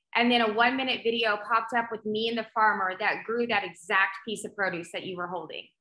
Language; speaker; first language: English; native; English